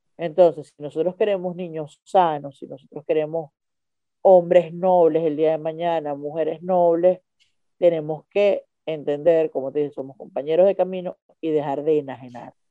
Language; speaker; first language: Spanish; native; Spanish